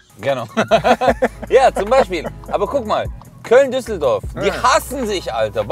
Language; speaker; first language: German; early bilingual, other home language; Turkish